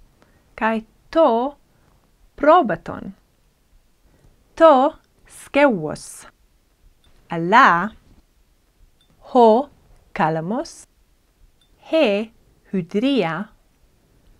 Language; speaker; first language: Greek; non-native, fluent; English